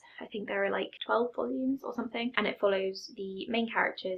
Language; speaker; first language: English; native; English